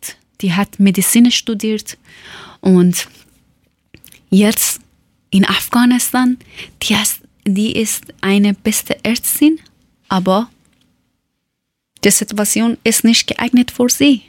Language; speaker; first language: German; non-native, learner; Persian